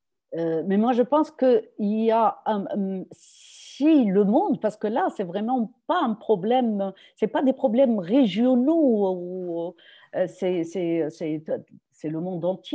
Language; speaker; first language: French; non-native, local second language; Arabic